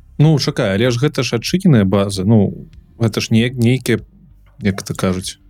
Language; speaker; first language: Belarusian; non-native, local second language; Russian